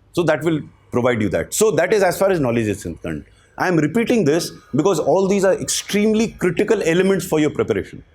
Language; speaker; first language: Hindi; native; Hindi